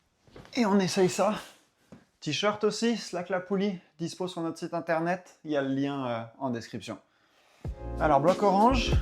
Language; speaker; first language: French; native; French